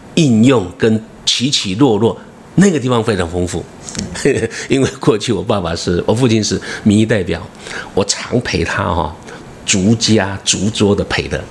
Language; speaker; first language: Chinese; non-native, local second language; Amis